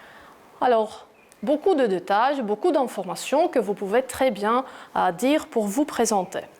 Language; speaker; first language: French; non-native, fluent; Greek